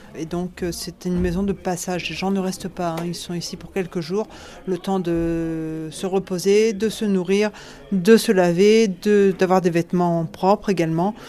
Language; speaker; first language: French; native; French